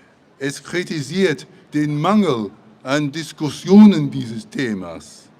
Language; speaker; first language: German; non-native, fluent; English